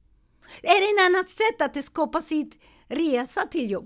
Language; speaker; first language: Swedish; non-native, learner; Spanish